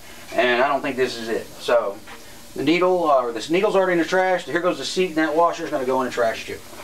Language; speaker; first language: English; native; English